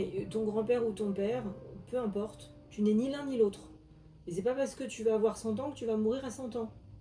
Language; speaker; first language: French; native; French